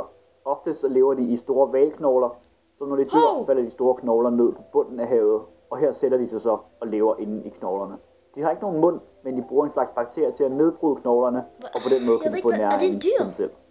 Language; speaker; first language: Danish; native; Danish